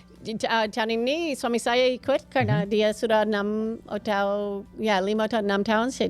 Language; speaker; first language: Indonesian; non-native, fluent; English